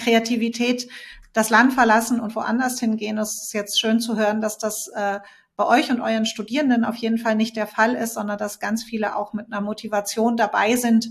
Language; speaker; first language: German; native; German